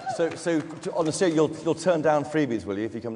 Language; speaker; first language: English; native; English